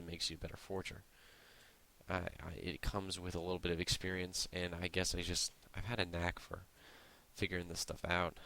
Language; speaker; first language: English; native; English